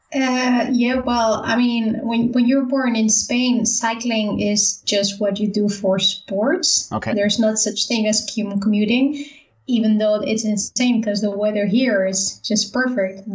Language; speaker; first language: English; non-native, fluent; Spanish